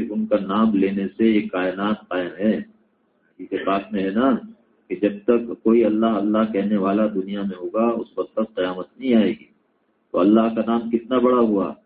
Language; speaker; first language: Urdu; native; Urdu